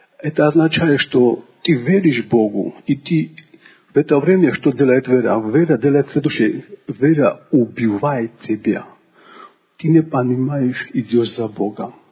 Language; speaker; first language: Russian; non-native, local second language; Georgian